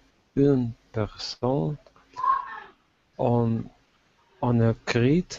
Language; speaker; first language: French; non-native, learner; Russian